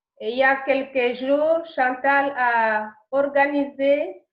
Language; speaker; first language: French; non-native, learner; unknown